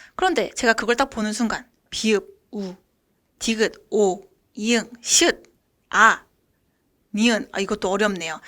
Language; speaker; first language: Korean; native; Korean